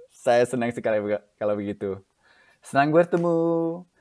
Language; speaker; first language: Indonesian; non-native, fluent; English